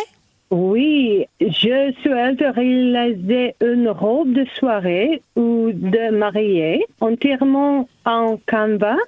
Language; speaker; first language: French; non-native, learner; German